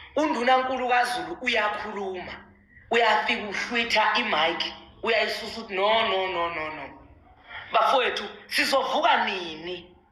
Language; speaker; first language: Zulu; native; Zulu